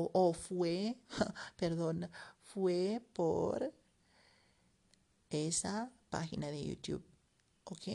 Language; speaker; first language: Spanish; non-native, learner; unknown